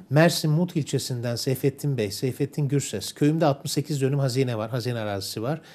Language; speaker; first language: Turkish; native; Turkish